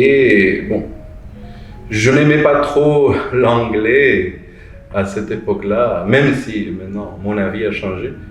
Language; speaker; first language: French; non-native, fluent; Spanish